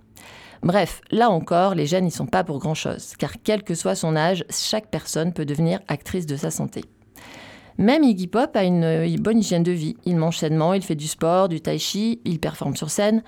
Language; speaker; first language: French; native; French